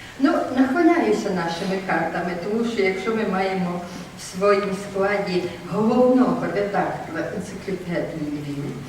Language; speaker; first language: Ukrainian; native; Ukrainian